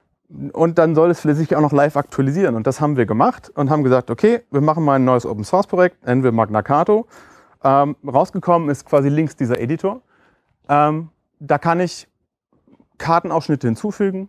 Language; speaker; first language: German; native; German